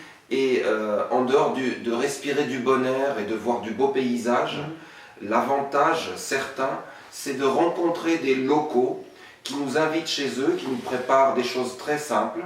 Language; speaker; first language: French; non-native, local second language; Arabic